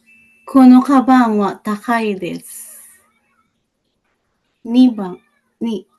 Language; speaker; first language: Japanese; non-native, learner; Filipino